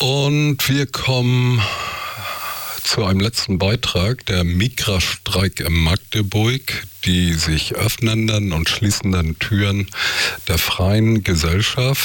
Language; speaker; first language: German; native; German